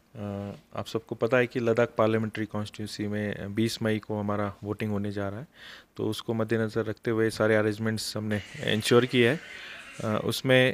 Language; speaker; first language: Hindi; non-native, local second language; Marathi